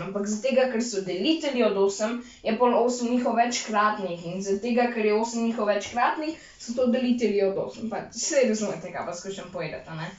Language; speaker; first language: Slovenian; native; Slovenian